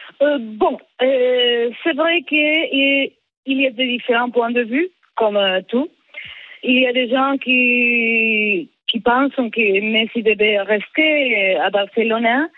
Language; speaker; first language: French; non-native, learner; Spanish